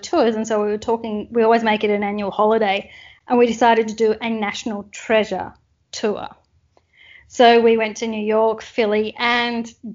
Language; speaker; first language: English; native; English